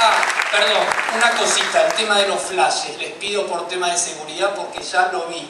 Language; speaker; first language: Spanish; native; Spanish